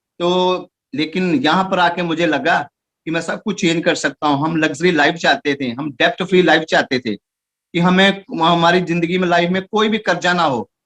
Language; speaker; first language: Hindi; non-native, local second language; Punjabi